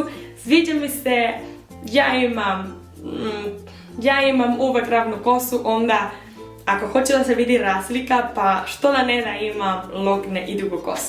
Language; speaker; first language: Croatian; early bilingual, heritage; Spanish